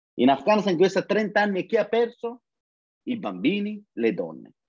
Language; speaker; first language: Italian; non-native, learner; Persian